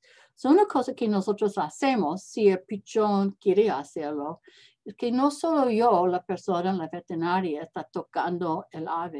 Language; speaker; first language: Spanish; non-native, learner; English